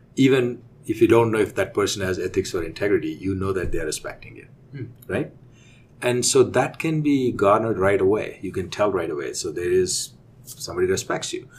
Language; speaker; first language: English; non-native, local second language; Telugu